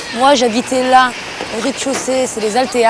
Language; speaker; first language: French; native; French